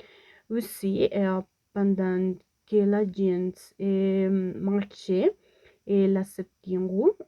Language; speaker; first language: French; non-native, learner; Spanish